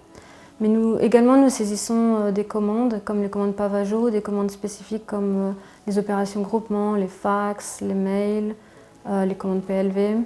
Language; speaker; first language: French; non-native, fluent; Bulgarian